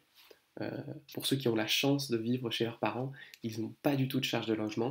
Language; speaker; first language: French; native; French